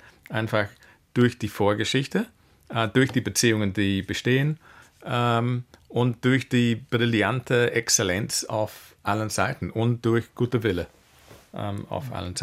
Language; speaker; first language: German; non-native, fluent; English